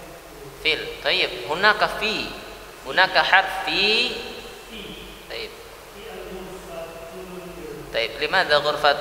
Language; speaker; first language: Arabic; non-native, fluent; Indonesian